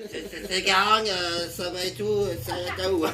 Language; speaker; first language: Indonesian; non-native, learner; French